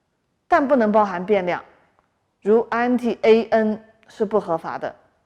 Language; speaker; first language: Chinese; native; Chinese